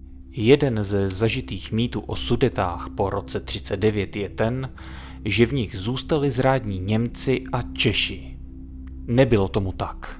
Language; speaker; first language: Czech; native; Czech